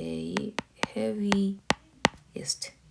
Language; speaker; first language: English; non-native, fluent; Korean